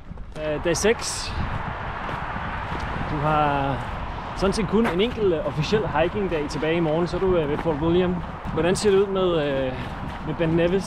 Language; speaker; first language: Danish; native; Danish